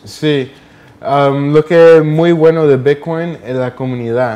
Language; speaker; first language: Spanish; early bilingual, heritage; Spanish